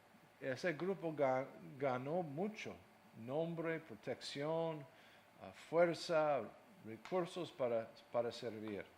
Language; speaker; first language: Spanish; non-native, fluent; English